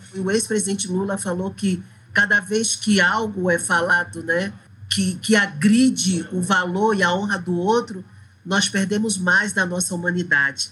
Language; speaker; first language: Portuguese; native; Portuguese